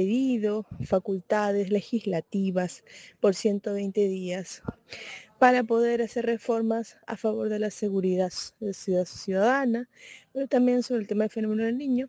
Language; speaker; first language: Spanish; native; Spanish